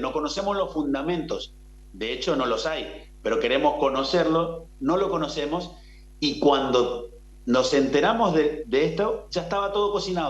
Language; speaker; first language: Spanish; native; Spanish